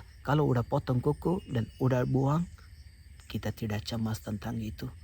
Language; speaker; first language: Indonesian; non-native, fluent; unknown